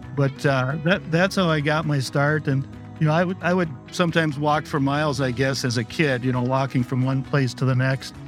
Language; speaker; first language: English; native; English